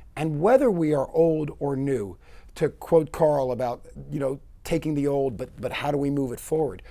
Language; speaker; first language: English; native; English